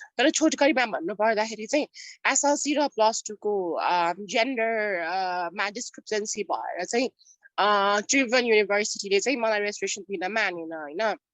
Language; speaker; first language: Nepali; non-native, local second language; Newari